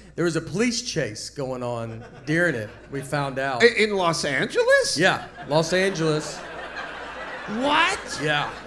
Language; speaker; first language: English; native; English